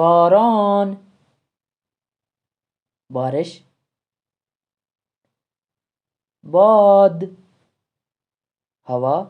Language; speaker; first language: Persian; non-native, fluent; Urdu